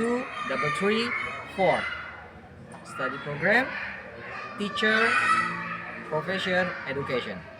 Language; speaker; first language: English; non-native, learner; Indonesian